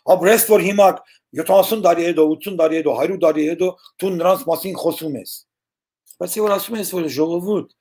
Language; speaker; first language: Armenian; early bilingual, heritage; Armenian